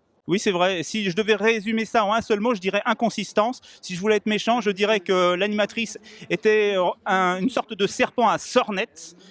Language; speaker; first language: French; native; French